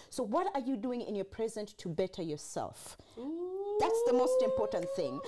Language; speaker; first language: English; non-native, local second language; Swahili